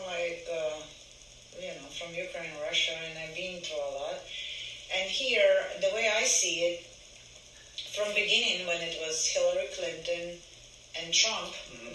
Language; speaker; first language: English; non-native, fluent; Ukrainian